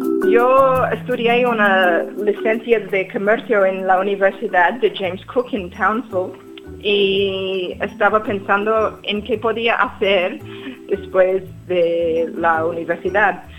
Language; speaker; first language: Spanish; non-native, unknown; English